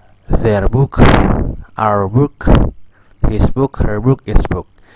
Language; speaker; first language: English; non-native, fluent; Indonesian